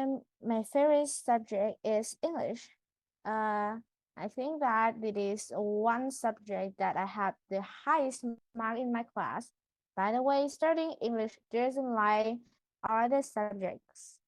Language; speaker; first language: English; non-native, learner; Vietnamese